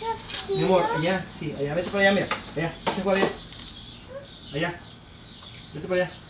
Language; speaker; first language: Spanish; native; Spanish